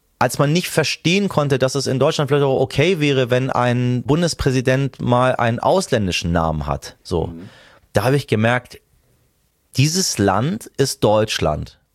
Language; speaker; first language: German; early bilingual, other home language; Persian